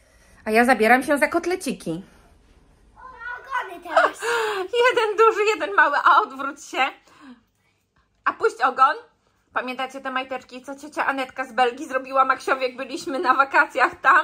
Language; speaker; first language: Polish; native; Polish